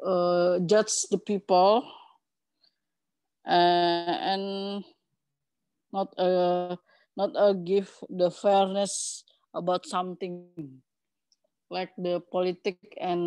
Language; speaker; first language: English; non-native, learner; Indonesian